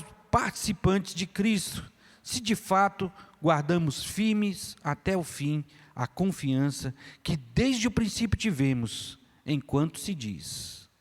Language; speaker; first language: Portuguese; native; Portuguese